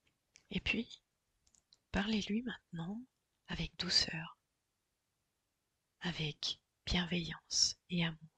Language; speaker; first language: French; native; French